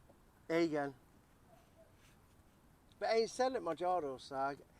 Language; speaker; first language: Hungarian; early bilingual, heritage; English